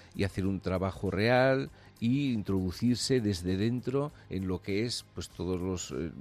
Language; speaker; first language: Spanish; native; Spanish